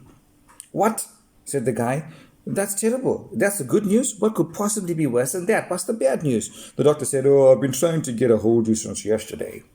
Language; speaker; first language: English; native; English